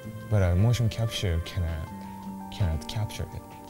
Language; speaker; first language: English; non-native, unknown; Japanese